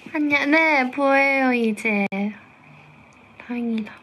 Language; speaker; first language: Korean; non-native, fluent; English